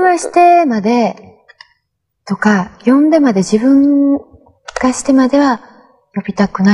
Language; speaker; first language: Japanese; native; Japanese